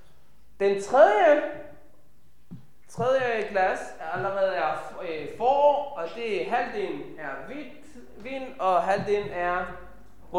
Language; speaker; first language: Danish; non-native, fluent; Hebrew